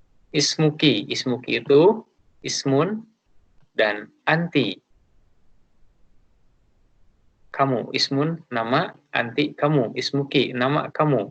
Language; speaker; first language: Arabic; non-native, fluent; Indonesian